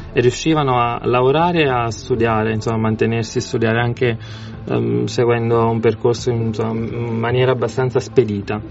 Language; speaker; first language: Italian; native; Italian